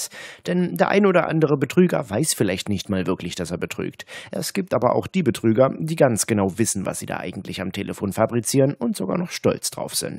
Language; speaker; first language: German; native; German